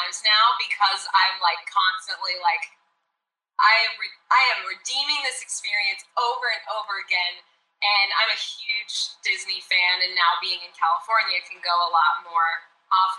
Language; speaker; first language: English; native; English